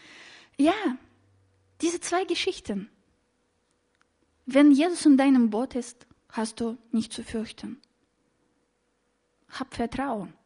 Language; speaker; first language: German; non-native, fluent; Russian